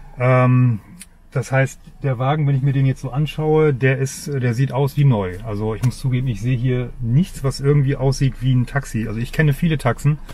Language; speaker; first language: German; native; German